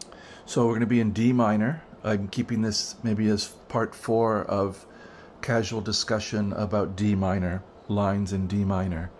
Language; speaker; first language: English; native; English